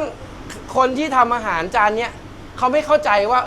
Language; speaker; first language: Thai; native; Thai